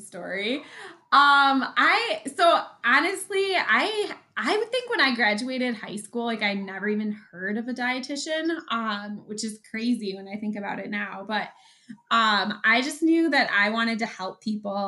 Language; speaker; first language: English; native; English